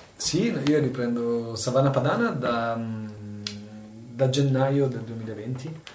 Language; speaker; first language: Italian; native; Italian